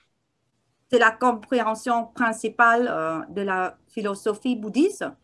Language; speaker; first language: French; non-native, learner; Vietnamese